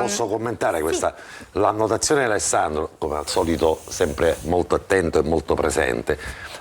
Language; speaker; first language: Italian; native; Italian